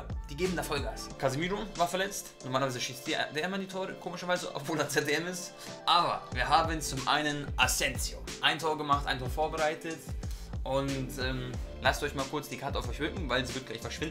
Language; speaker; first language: German; native; German